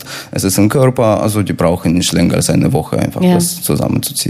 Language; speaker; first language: German; non-native, fluent; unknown